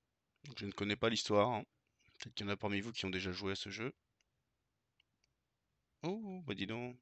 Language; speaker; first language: French; native; French